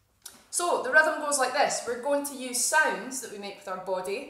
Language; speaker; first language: English; native; English